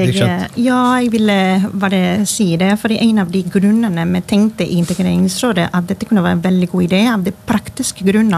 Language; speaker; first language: Norwegian; non-native, fluent; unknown